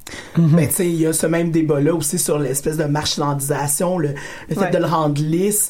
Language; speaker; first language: French; native; French